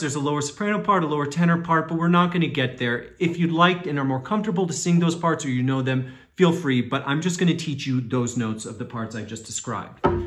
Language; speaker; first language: English; native; English